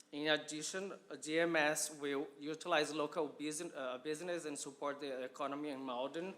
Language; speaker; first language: English; non-native, fluent; Portuguese